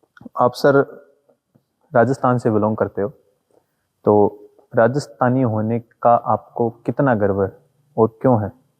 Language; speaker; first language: Hindi; native; Hindi